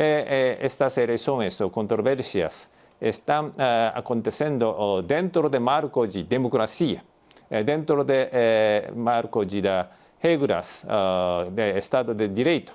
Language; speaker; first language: Portuguese; non-native, fluent; Japanese